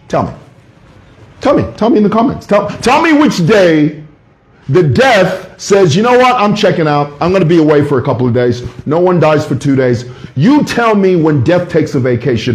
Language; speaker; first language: English; non-native, local second language; Bemba